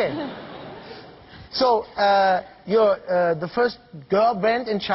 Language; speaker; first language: English; non-native, fluent; German